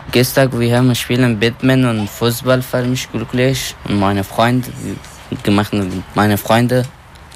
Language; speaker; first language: German; non-native, learner; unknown